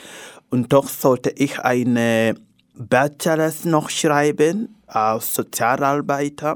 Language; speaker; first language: German; non-native, learner; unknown